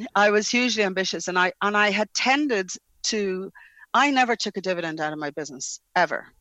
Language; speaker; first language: English; native; English